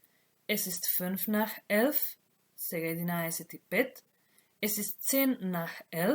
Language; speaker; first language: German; non-native, fluent; Macedonian